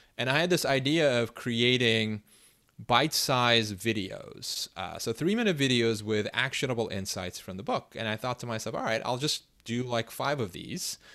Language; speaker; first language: English; non-native, fluent; Turkish